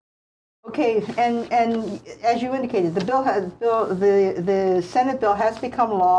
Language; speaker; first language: English; native; English